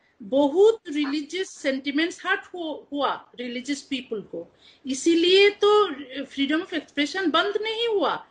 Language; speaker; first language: Hindi; non-native, learner; Bangla